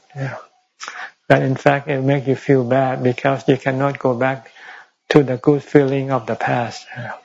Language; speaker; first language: English; non-native, fluent; Thai